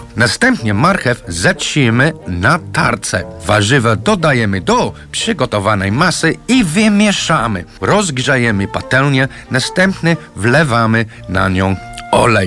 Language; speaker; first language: Polish; non-native, learner; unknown